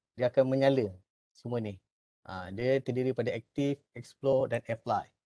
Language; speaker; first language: Malay; native; Malay